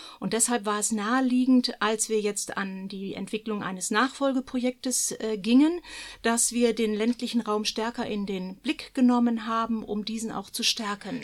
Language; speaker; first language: German; native; German